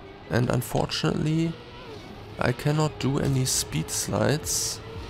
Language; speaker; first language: English; non-native, fluent; German